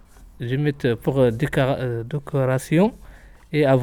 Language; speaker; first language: French; non-native, learner; Arabic